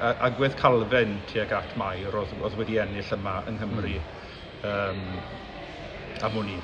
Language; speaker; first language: Welsh; native; Welsh